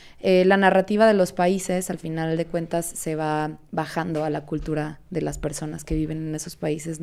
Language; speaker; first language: Spanish; native; Spanish